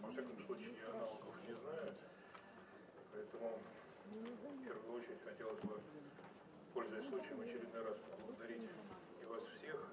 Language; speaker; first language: Russian; native; Russian